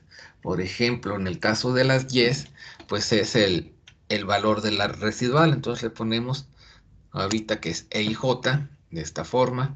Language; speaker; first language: Spanish; native; Spanish